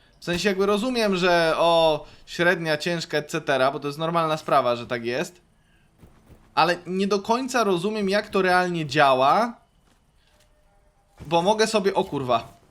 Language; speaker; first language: Polish; native; Polish